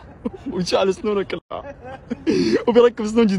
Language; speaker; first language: Arabic; native; Arabic